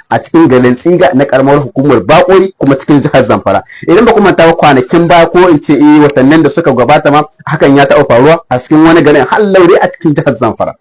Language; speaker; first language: Hausa; native; Hausa